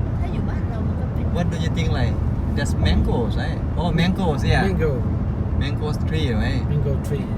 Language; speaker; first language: English; non-native, learner; Thai